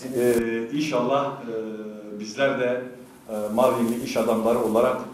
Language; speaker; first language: Turkish; native; Turkish